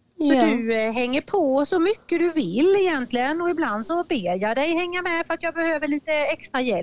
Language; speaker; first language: Swedish; native; Swedish